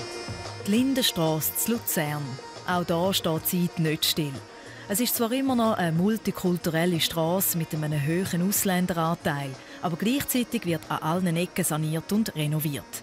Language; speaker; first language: German; native; German